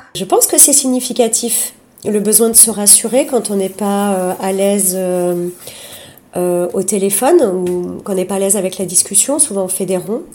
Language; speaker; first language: French; native; French